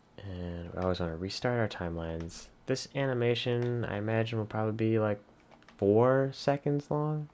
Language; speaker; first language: English; native; English